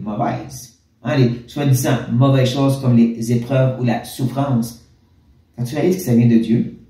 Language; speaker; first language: French; native; French